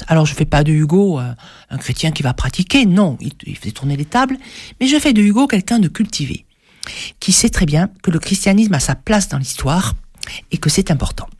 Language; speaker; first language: French; native; French